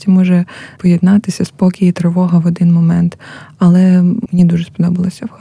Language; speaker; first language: Polish; non-native, learner; Ukrainian